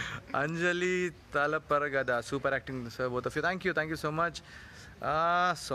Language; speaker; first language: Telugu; non-native, learner; Arabic